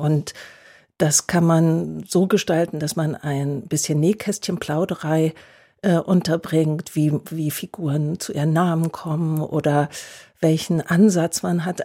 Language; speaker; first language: German; native; German